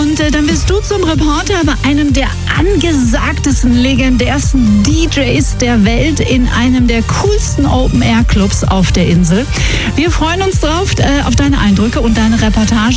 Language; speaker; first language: German; native; German